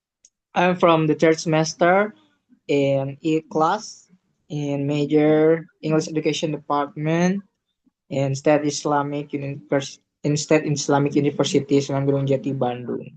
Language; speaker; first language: English; non-native, learner; Indonesian